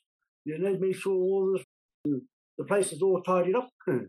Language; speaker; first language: English; native; English